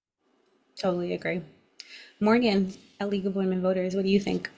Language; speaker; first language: English; native; English